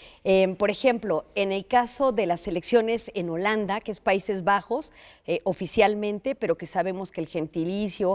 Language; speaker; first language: Spanish; native; Spanish